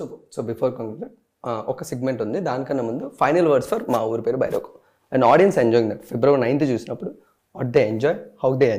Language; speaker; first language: Telugu; native; Telugu